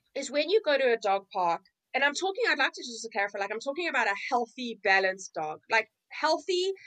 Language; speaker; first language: English; native; English